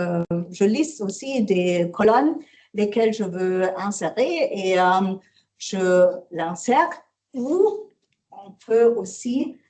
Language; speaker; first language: French; non-native, learner; German